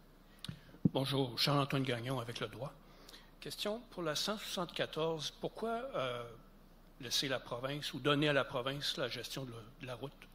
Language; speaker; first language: French; native; French